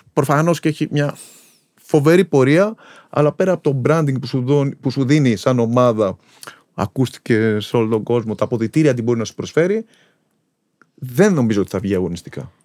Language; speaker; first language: Greek; native; Greek